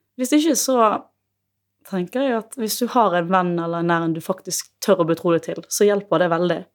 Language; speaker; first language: Norwegian; native; Norwegian